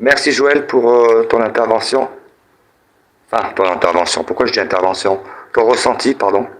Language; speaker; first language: French; native; French